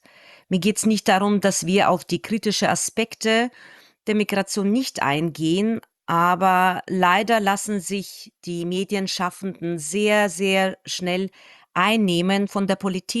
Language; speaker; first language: German; non-native, fluent; Russian